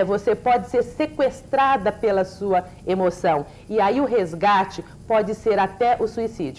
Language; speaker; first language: Portuguese; native; Portuguese